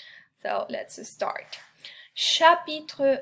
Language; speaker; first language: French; non-native, fluent; Spanish